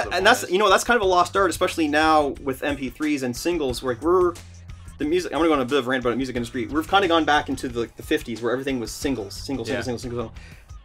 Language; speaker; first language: English; native; English